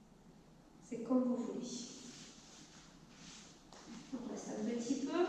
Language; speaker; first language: French; native; French